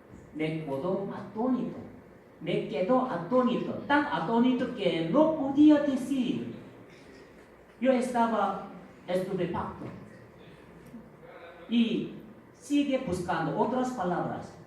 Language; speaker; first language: Spanish; non-native, fluent; Korean